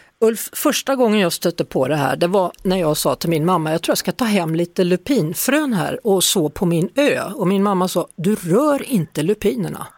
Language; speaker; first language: Swedish; native; Swedish